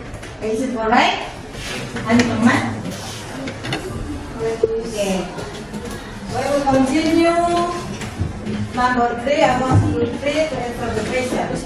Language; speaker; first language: English; non-native, learner; Indonesian